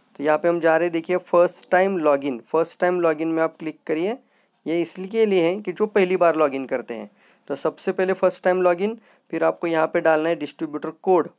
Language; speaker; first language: Hindi; non-native, local second language; Marathi